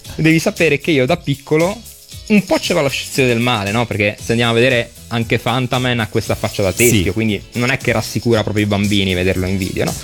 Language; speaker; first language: Italian; native; Italian